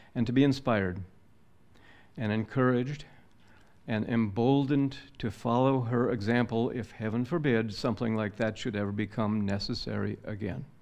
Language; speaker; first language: English; native; English